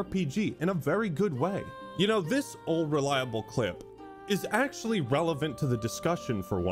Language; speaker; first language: English; native; English